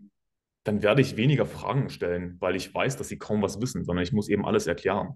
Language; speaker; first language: German; native; German